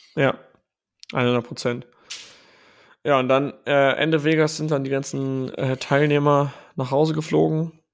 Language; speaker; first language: German; native; German